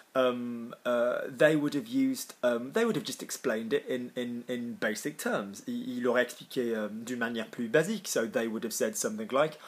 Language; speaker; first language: English; native; English